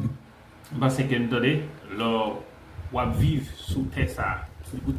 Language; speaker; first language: French; non-native, local second language; Haitian Creole